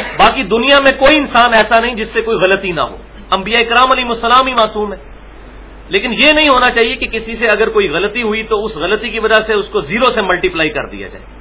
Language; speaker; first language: Urdu; non-native, local second language; Punjabi